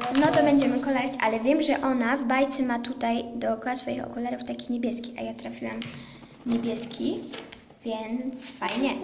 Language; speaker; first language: Polish; early bilingual, heritage; Polish